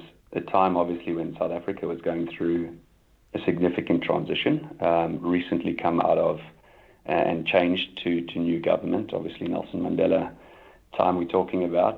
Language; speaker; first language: English; native; English